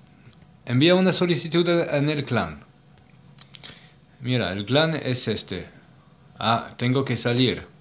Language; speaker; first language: Spanish; non-native, learner; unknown